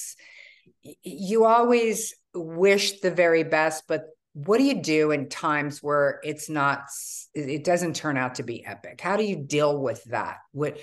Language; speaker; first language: English; native; English